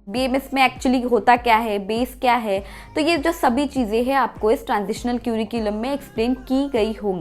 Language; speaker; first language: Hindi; non-native, local second language; Marathi